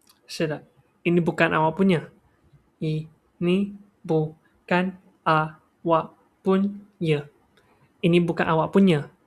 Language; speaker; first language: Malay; non-native, local second language; Chinese